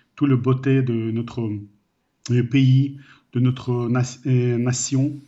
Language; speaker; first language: French; non-native, learner; Ukrainian